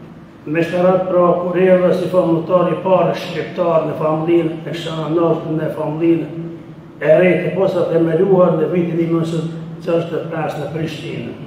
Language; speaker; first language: Albanian; native; Albanian